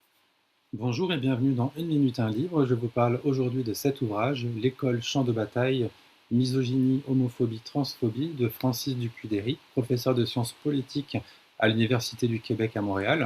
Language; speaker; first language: French; native; French